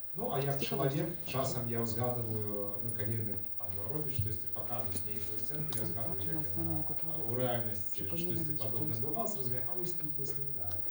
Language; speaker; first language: Belarusian; non-native, local second language; Russian